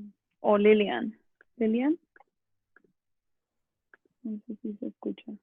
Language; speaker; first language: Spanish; early bilingual, other home language; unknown